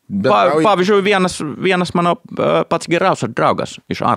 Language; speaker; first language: Lithuanian; non-native, fluent; Finnish